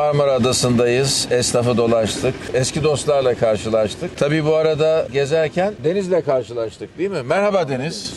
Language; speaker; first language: Turkish; native; Turkish